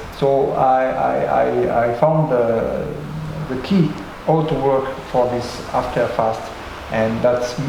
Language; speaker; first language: English; non-native, learner; French